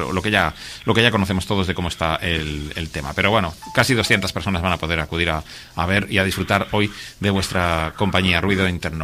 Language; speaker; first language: Spanish; native; Spanish